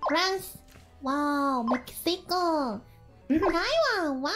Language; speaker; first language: English; non-native, learner; Japanese